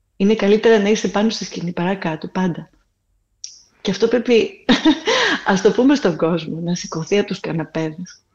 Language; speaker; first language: Greek; native; Greek